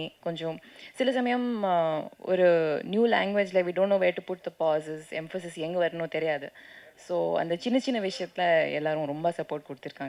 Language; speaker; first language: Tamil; non-native, local second language; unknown